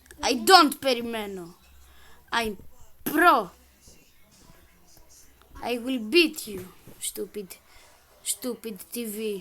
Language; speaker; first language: English; non-native, learner; Greek